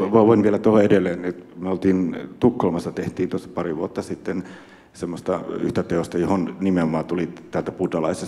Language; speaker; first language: Finnish; native; Finnish